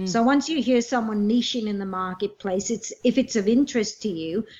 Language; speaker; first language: English; native; English